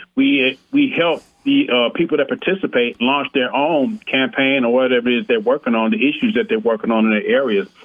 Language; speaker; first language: English; native; English